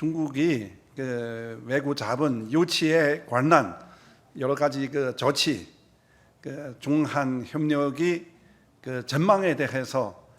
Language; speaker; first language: Korean; non-native, fluent; Chinese